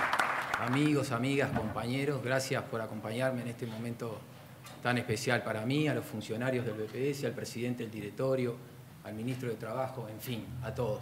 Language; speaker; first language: Spanish; native; Spanish